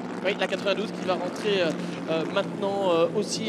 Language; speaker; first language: French; native; French